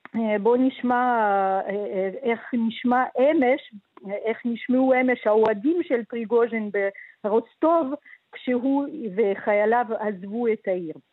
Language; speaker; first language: Hebrew; early bilingual, other home language; Russian